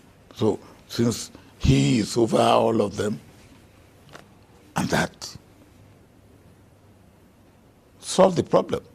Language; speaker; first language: English; non-native, local second language; Yoruba